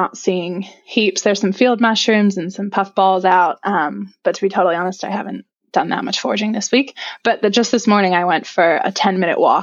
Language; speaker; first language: English; native; English